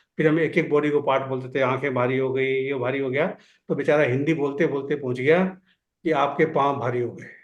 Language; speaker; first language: Hindi; native; Hindi